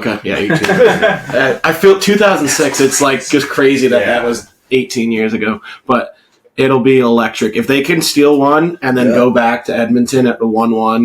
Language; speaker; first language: English; native; English